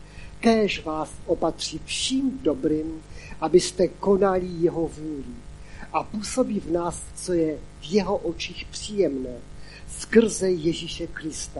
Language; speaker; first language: Czech; non-native, local second language; Polish